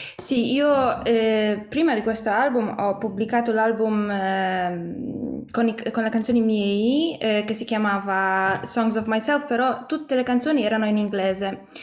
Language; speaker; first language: Italian; non-native, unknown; Polish